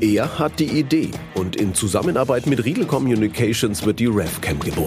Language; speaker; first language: German; native; German